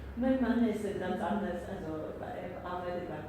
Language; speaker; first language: German; non-native, learner; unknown